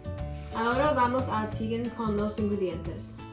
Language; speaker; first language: Spanish; non-native, learner; English